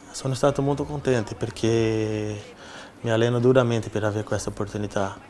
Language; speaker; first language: Italian; non-native, learner; Portuguese